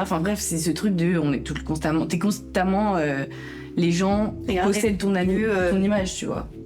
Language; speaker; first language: French; native; French